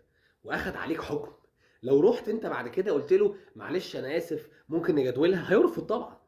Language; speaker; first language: Arabic; native; Arabic